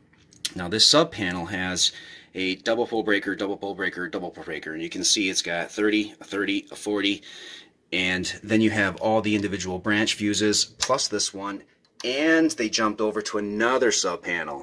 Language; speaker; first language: English; native; English